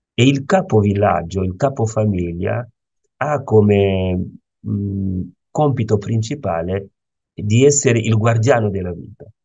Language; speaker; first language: Italian; non-native, fluent; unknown